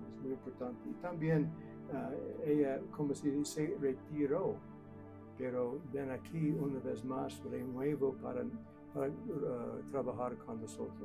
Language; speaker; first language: Spanish; non-native, learner; English